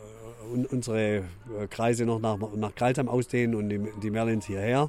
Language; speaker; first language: German; native; German